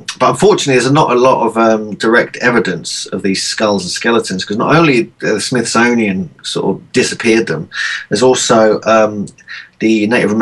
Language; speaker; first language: English; native; English